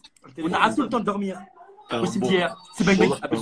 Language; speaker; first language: French; native; French